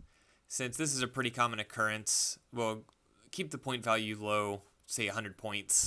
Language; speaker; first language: English; native; English